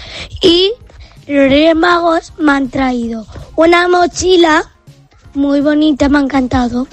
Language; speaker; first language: Spanish; non-native, local second language; Catalan